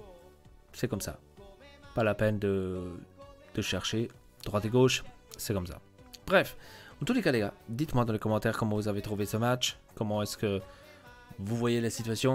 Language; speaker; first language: French; native; French